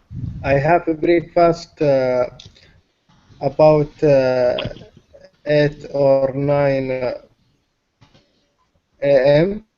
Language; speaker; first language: English; non-native, learner; Arabic